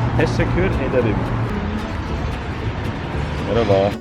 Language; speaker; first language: Turkish; non-native, learner; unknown